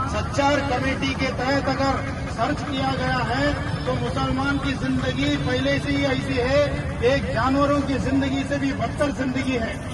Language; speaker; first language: Urdu; native; Urdu